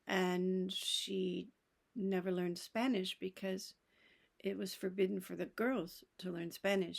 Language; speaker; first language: English; native; English